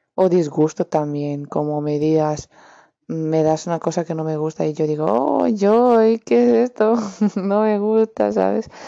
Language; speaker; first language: Spanish; non-native, fluent; Romanian